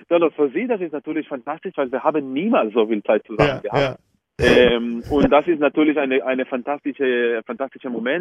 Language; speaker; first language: German; non-native, fluent; Hebrew